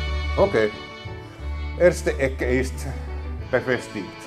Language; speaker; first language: German; non-native, learner; Finnish